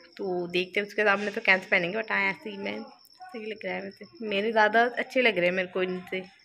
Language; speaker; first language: Hindi; native; Hindi